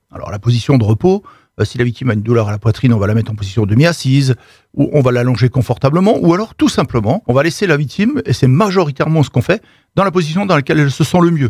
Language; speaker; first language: French; native; French